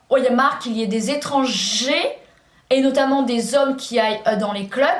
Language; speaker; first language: French; native; French